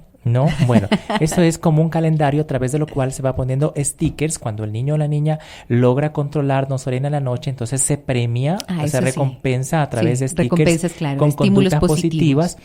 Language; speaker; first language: Spanish; native; Spanish